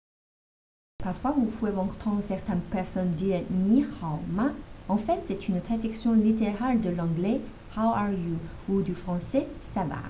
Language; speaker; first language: French; non-native, fluent; Chinese